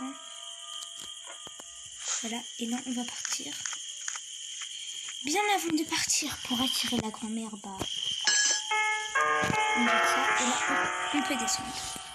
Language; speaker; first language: French; native; French